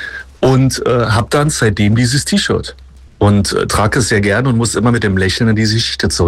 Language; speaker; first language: German; native; German